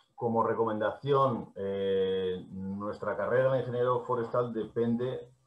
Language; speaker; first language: Spanish; native; Spanish